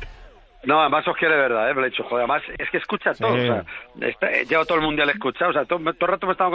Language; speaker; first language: Spanish; native; Spanish